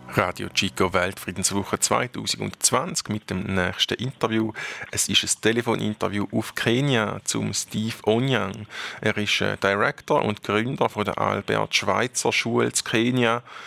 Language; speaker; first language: German; native; German